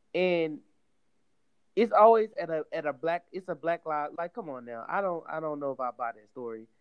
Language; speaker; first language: English; native; English